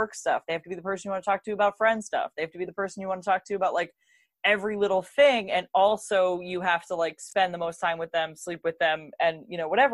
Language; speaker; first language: English; native; English